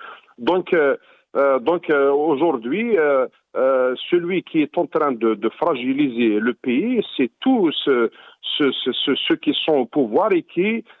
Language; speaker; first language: French; non-native, local second language; Arabic